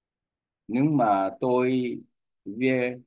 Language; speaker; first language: Vietnamese; non-native, learner; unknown